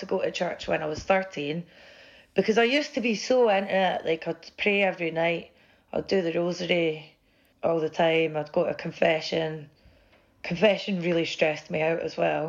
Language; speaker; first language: English; native; English